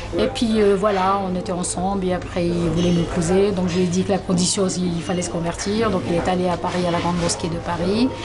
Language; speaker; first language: French; non-native, local second language; Arabic